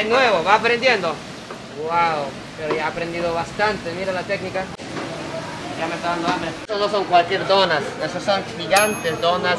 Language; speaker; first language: Spanish; non-native, fluent; Japanese